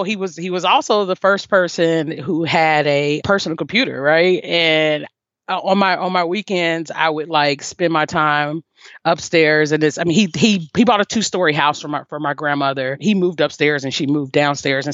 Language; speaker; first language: English; native; English